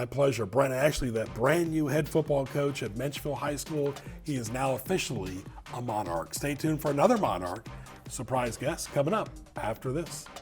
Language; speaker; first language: English; native; English